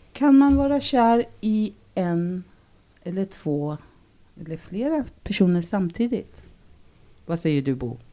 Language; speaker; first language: Swedish; early bilingual, other home language; Spanish